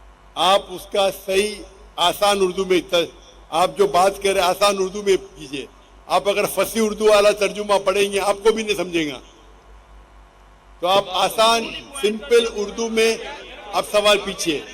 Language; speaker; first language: Hindi; non-native, local second language; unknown